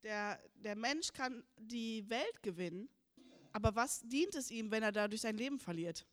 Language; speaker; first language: German; early bilingual, heritage; German